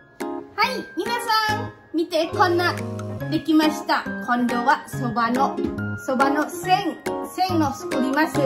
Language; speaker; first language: Japanese; non-native, learner; Lao